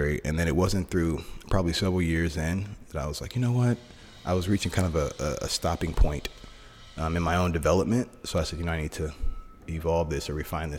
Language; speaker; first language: English; native; English